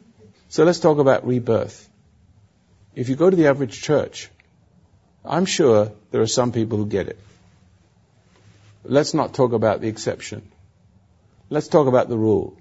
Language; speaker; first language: English; native; English